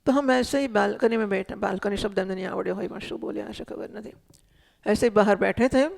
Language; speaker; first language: Hindi; non-native, local second language; Gujarati